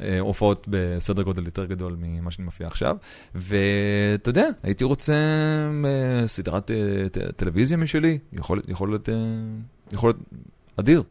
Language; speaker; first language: Hebrew; native; Hebrew